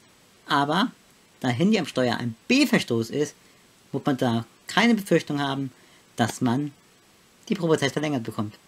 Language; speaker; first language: German; native; German